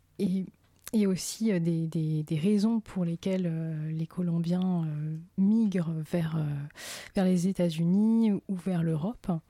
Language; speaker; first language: French; native; French